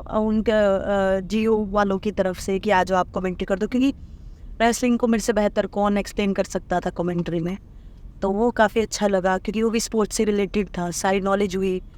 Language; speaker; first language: Hindi; native; Hindi